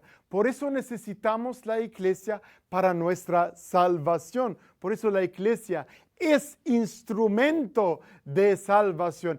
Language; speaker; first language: Spanish; non-native, fluent; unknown